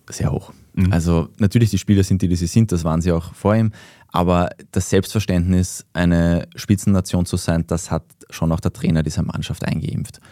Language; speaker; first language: German; native; German